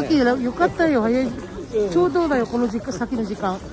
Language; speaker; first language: Japanese; non-native, fluent; Filipino